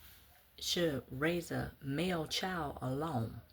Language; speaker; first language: English; native; English